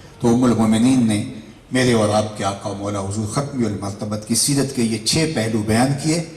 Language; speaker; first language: Urdu; non-native, local second language; Punjabi